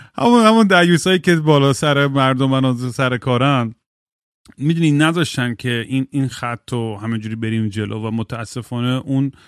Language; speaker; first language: Persian; early bilingual, heritage; Persian